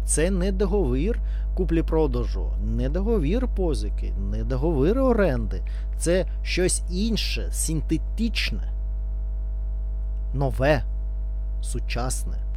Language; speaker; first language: Ukrainian; non-native, learner; Russian